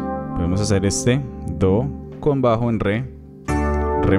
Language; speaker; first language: Spanish; native; Spanish